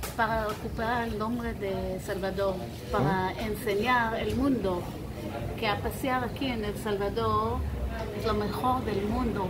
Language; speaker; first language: Spanish; non-native, fluent; Hebrew